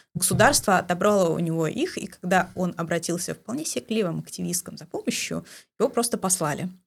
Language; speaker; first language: Russian; native; Russian